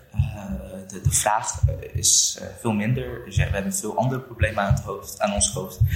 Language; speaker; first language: Dutch; early bilingual, other home language; Uyghur